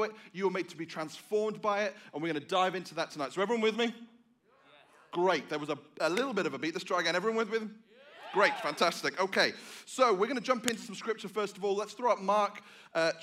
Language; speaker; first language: English; native; English